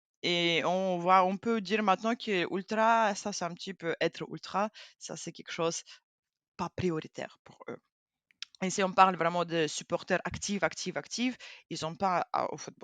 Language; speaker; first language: French; non-native, fluent; Ukrainian